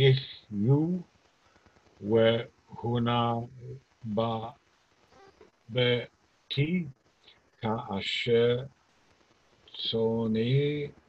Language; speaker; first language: Hebrew; non-native, learner; English